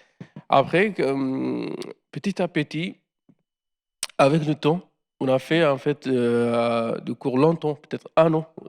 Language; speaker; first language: French; non-native, learner; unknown